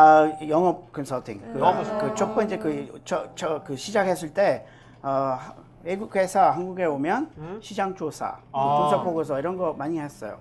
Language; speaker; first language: Korean; non-native, learner; French